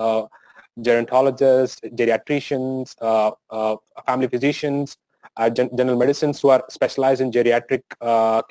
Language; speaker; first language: English; non-native, local second language; Telugu